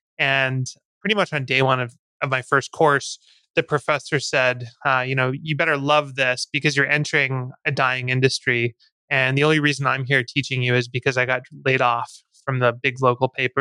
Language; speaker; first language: English; native; English